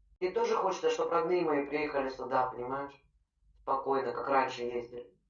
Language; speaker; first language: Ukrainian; non-native, local second language; Russian